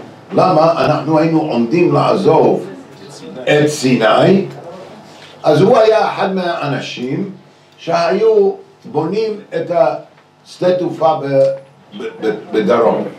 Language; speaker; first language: Hebrew; non-native, fluent; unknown